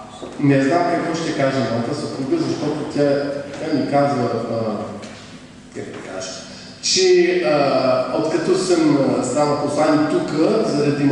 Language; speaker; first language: Bulgarian; non-native, fluent; French